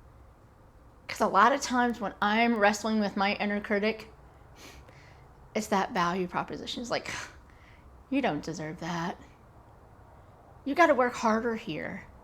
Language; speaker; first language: English; native; English